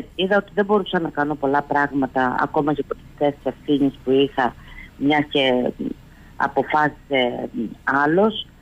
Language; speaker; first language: Greek; native; Greek